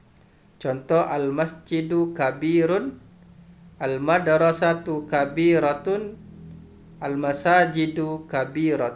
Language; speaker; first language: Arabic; non-native, fluent; Indonesian